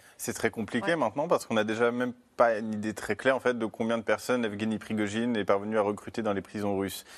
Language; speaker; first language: French; native; French